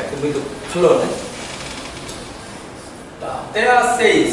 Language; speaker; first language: Portuguese; non-native, learner; Korean